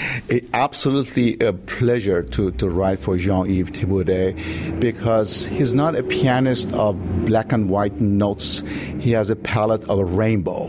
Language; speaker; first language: English; non-native, fluent; Persian